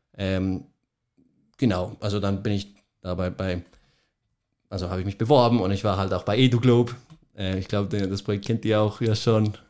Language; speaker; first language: German; non-native, fluent; Spanish